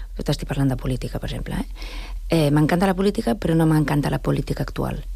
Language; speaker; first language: Catalan; non-native, local second language; Spanish